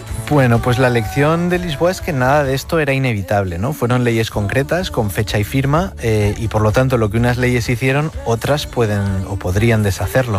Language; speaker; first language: Spanish; native; Spanish